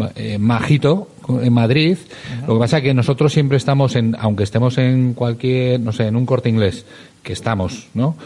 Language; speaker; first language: Spanish; native; Spanish